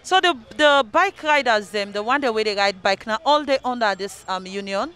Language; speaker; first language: English; non-native, local second language; Krio